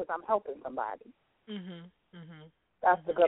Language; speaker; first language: English; native; English